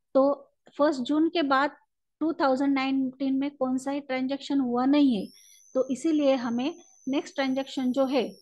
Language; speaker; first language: Hindi; non-native, local second language; Marathi